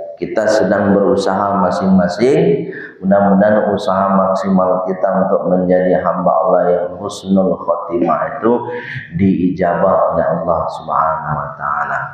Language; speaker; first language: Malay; non-native, local second language; Minangkabau